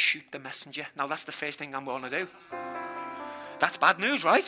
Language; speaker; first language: English; native; English